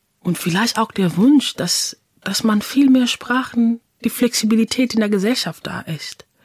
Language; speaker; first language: German; non-native, fluent; English